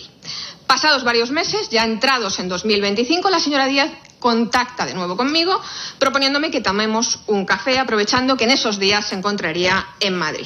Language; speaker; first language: Spanish; native; Spanish